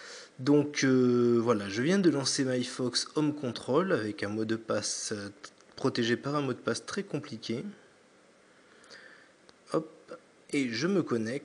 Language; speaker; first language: French; native; French